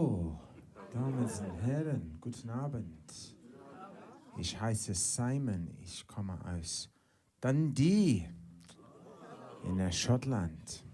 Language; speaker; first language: German; non-native, learner; English